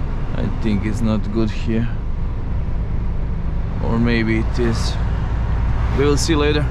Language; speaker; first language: English; non-native, fluent; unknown